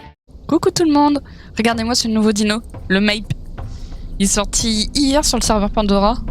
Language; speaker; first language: French; native; French